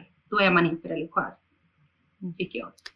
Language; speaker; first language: Swedish; early bilingual, other home language; Bosnian